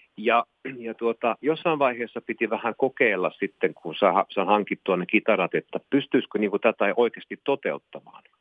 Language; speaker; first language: Finnish; non-native, local second language; Swedish